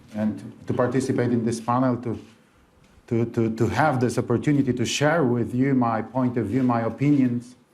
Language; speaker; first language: English; non-native, learner; Polish